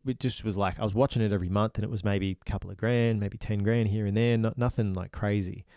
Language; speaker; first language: English; native; English